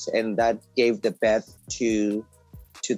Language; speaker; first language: English; non-native, local second language; Xhosa